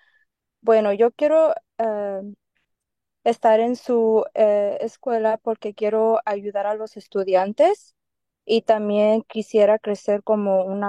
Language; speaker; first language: Spanish; early bilingual, heritage; Spanish